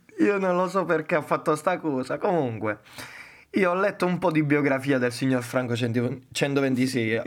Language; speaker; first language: Italian; native; Italian